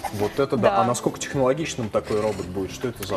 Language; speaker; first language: Russian; native; Russian